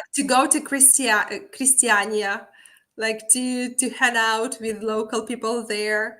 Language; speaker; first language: English; non-native, fluent; Ukrainian